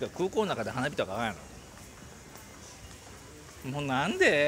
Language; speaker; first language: Japanese; native; Japanese